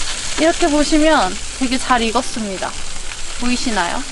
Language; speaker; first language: Korean; native; Korean